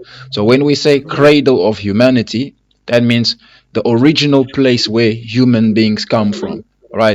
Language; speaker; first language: English; non-native, fluent; Lingala